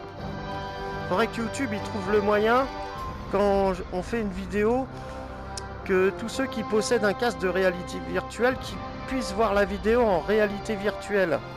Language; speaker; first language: French; native; French